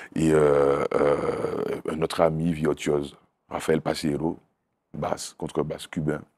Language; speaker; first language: French; native; French